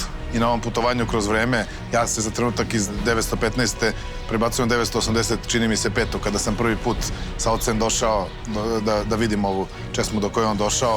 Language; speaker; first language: Bosnian; native; Bosnian